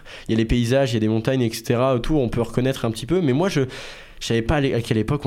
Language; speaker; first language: French; native; French